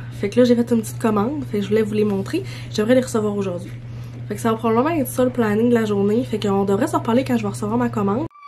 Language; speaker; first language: French; native; French